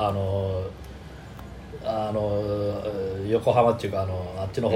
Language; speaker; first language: Japanese; native; Japanese